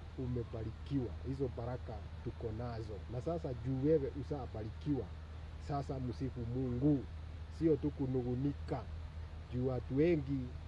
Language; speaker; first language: Swahili; non-native, local second language; Kikuyu